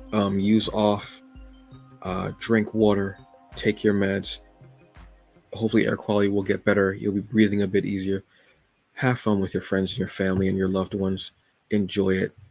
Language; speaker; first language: English; native; English